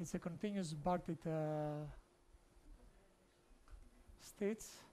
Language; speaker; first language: English; non-native, fluent; Greek